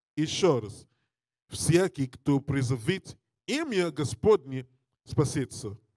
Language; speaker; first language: Russian; non-native, learner; English